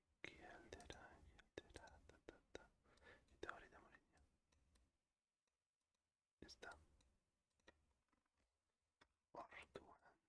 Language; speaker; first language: Basque; non-native, learner; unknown